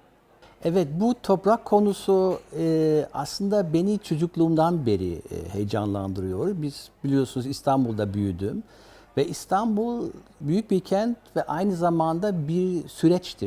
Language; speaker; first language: Turkish; early bilingual, other home language; German